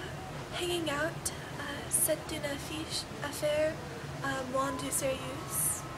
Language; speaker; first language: French; non-native, learner; English